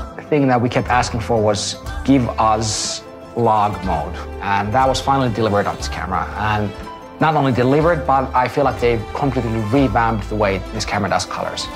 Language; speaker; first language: English; non-native, fluent; Finnish